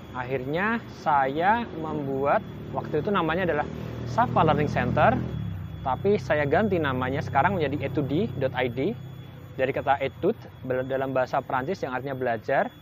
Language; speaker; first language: Indonesian; native; Indonesian